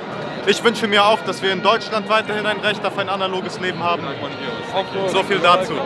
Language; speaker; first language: German; native; German